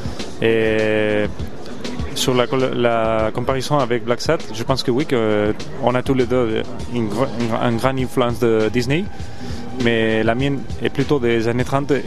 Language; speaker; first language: French; non-native, fluent; Spanish